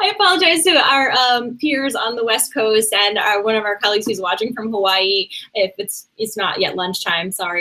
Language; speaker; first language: English; native; English